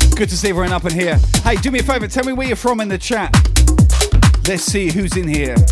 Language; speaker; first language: English; native; English